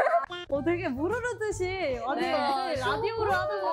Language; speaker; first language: Korean; native; Korean